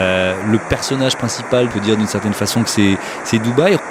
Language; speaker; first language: French; native; French